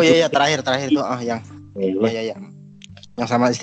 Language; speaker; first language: Indonesian; native; Indonesian